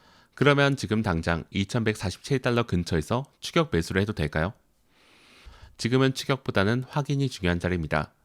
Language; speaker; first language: Korean; native; Korean